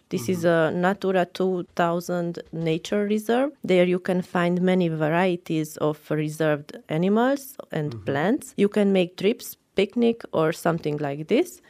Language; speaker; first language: English; non-native, learner; Romanian